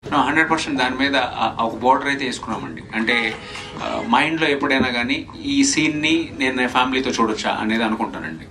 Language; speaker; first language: Telugu; native; Telugu